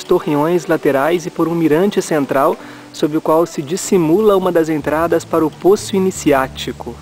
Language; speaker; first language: Portuguese; native; Portuguese